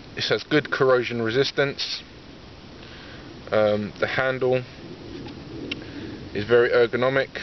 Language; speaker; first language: English; native; English